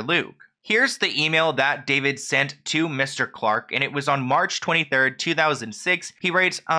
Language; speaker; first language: English; native; English